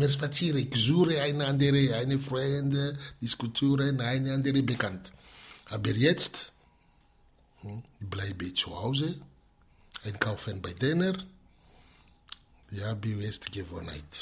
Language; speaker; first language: German; non-native, learner; Malagasy